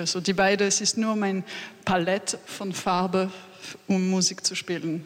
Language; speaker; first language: German; non-native, learner; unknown